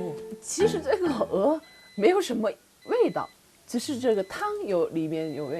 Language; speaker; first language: Chinese; non-native, learner; Korean